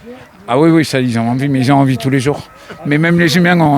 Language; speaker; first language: French; native; French